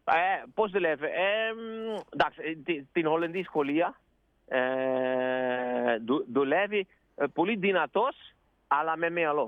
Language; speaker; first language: Greek; non-native, learner; Dutch